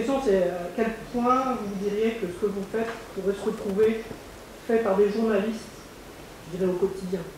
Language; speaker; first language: French; native; French